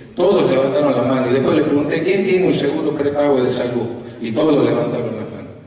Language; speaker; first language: Spanish; native; Spanish